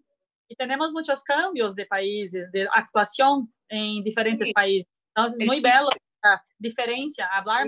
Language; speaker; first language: Spanish; non-native, learner; Portuguese